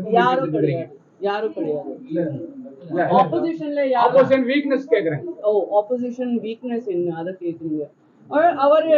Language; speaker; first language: Tamil; non-native, local second language; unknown